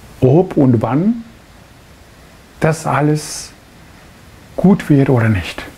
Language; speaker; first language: German; non-native, fluent; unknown